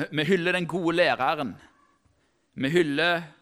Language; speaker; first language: Norwegian; native; Norwegian